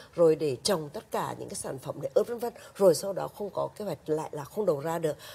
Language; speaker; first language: Vietnamese; native; Vietnamese